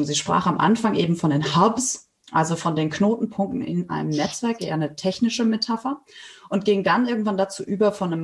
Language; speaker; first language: German; native; German